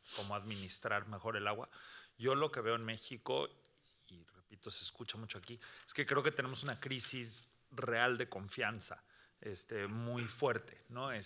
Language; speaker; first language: Spanish; native; Spanish